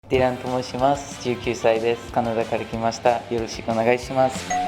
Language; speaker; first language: Japanese; non-native, learner; English